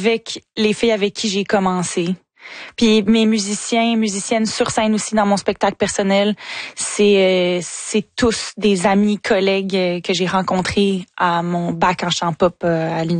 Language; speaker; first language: French; native; French